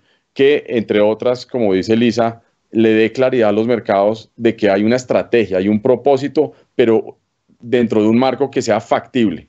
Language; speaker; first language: Spanish; native; Spanish